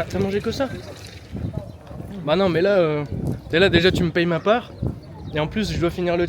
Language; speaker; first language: French; native; French